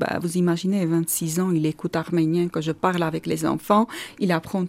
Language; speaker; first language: French; non-native, learner; Armenian